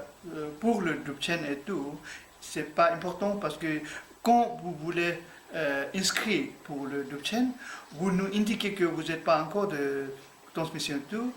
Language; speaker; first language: French; non-native, learner; Tibetan